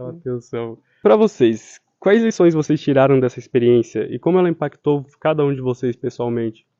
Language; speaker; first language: Portuguese; native; Portuguese